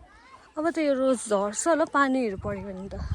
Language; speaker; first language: Nepali; native; Nepali